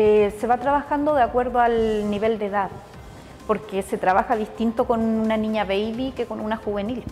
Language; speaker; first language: Spanish; native; Spanish